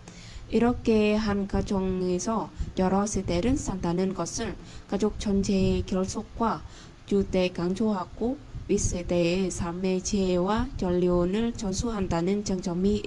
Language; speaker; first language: Korean; non-native, fluent; Vietnamese